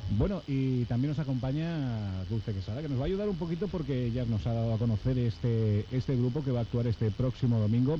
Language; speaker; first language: Spanish; native; Spanish